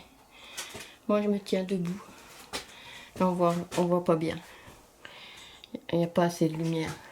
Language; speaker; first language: French; native; French